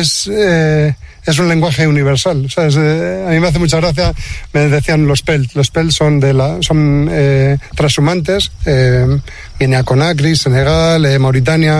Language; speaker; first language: Spanish; native; Spanish